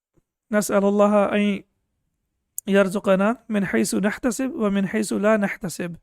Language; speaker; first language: Arabic; non-native, fluent; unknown